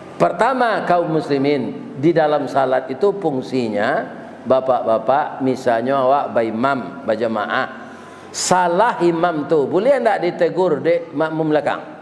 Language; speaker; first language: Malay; non-native, local second language; Minangkabau